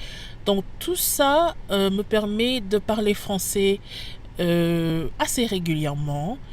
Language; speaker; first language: French; non-native, fluent; English